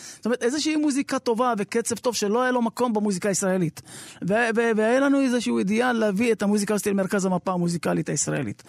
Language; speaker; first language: Hebrew; native; Hebrew